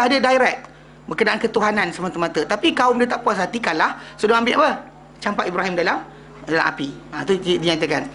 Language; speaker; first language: Malay; native; Malay